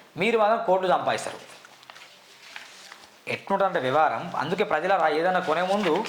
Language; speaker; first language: Telugu; native; Telugu